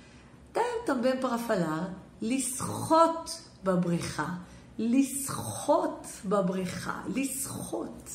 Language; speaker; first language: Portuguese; non-native, fluent; Hebrew